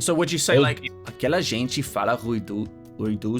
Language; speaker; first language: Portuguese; non-native, learner; English